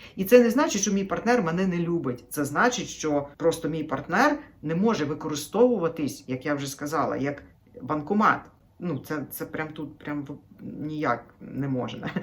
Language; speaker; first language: Ukrainian; native; Ukrainian